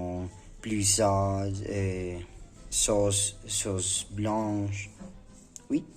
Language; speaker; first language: French; non-native, learner; Spanish